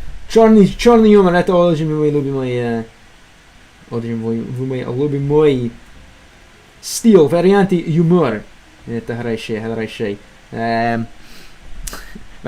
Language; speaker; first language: Russian; non-native, learner; English